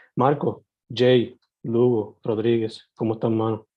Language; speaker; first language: Spanish; native; Spanish